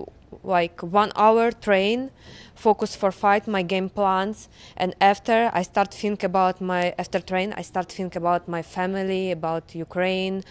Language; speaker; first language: English; non-native, learner; Ukrainian